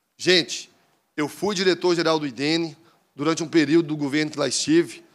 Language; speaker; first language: Portuguese; native; Portuguese